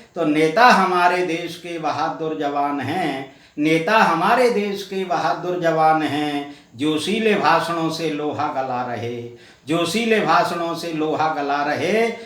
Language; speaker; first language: Hindi; native; Hindi